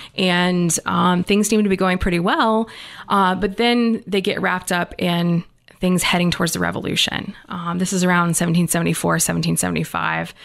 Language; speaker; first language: English; native; English